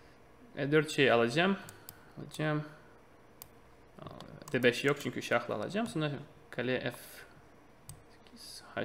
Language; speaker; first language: Turkish; non-native, fluent; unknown